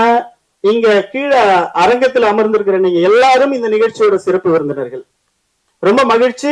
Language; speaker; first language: Tamil; native; Tamil